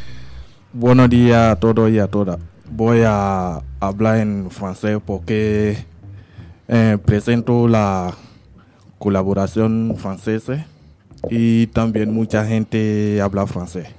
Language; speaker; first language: Spanish; non-native, learner; French